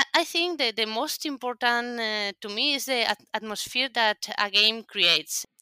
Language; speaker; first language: English; non-native, fluent; Spanish